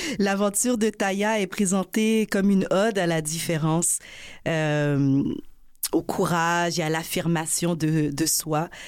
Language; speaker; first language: French; native; French